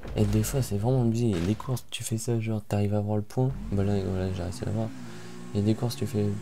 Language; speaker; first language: French; native; French